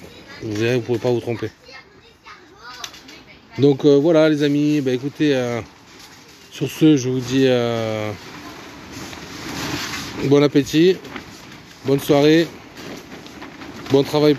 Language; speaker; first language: French; native; French